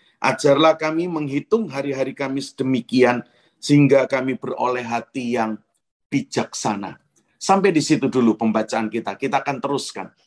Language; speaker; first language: Indonesian; native; Indonesian